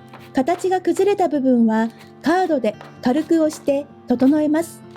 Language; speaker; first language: Japanese; native; Japanese